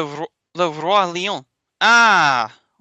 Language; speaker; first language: French; non-native, learner; English